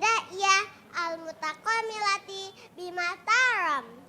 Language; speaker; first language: Arabic; non-native, learner; Indonesian